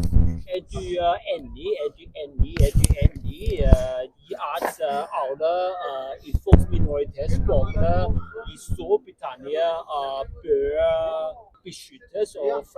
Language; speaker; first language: Norwegian; non-native, learner; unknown